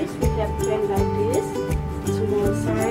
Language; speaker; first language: English; non-native, learner; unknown